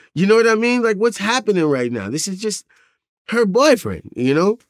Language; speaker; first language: English; native; English